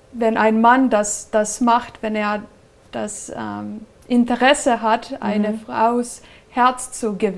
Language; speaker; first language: German; non-native, fluent; Serbian